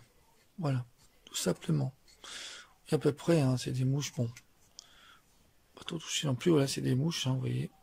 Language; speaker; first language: French; native; French